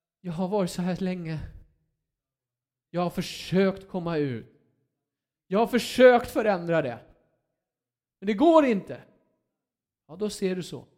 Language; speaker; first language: Swedish; non-native, fluent; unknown